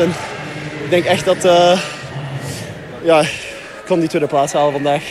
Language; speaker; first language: Dutch; non-native, local second language; French